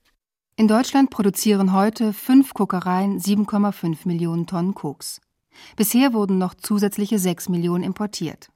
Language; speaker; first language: German; native; German